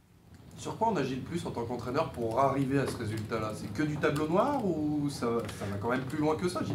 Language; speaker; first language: French; native; French